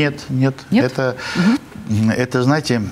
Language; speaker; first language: Russian; non-native, fluent; Armenian